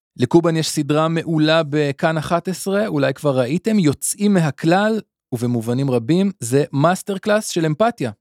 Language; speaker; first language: Hebrew; native; Hebrew